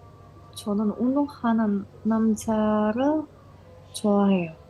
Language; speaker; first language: Korean; non-native, learner; Indonesian